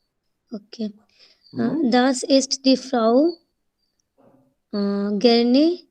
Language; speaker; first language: German; non-native, learner; Hindi